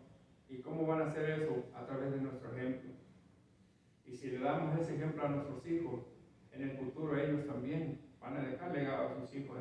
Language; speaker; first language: Spanish; native; Spanish